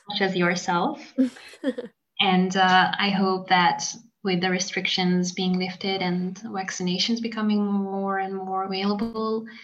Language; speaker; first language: English; non-native, fluent; Hungarian